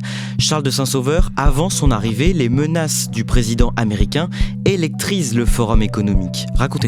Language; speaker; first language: French; native; French